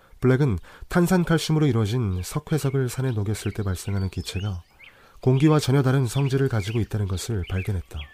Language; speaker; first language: Korean; native; Korean